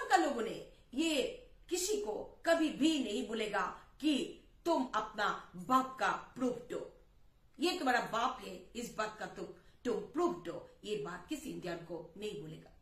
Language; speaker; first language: Hindi; non-native, local second language; Assamese